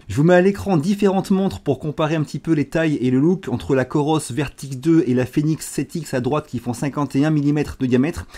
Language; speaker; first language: French; native; French